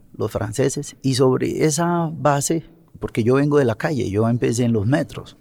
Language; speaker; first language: Spanish; native; Spanish